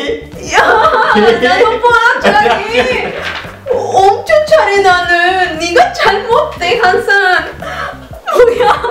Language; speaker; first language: Korean; non-native, learner; Spanish